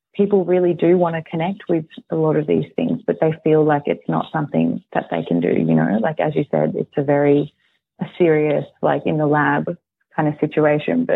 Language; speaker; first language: English; early bilingual, heritage; English